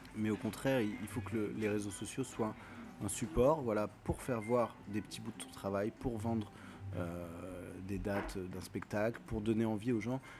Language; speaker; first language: French; native; French